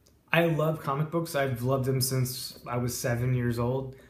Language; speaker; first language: English; native; English